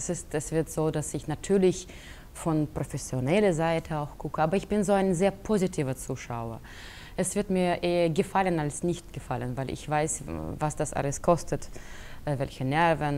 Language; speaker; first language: German; non-native, fluent; Russian